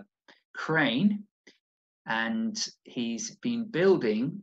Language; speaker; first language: English; native; English